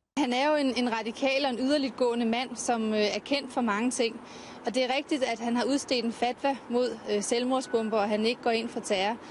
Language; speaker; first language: Danish; native; Danish